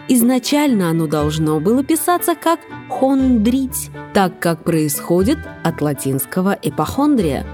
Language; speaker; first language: Russian; native; Russian